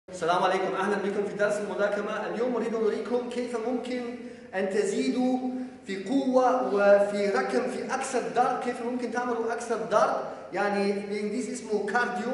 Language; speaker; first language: Arabic; non-native, fluent; Polish